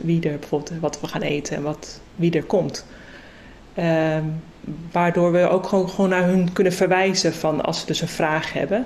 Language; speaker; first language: Dutch; native; Dutch